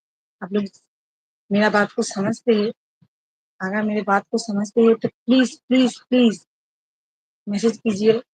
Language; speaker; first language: Hindi; non-native, local second language; Bangla